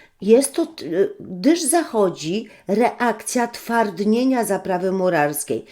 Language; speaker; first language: Polish; native; Polish